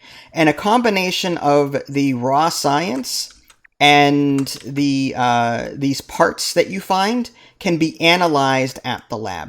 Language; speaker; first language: English; native; English